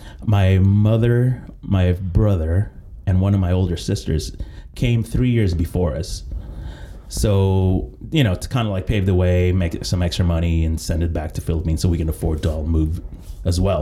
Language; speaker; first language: English; early bilingual, other home language; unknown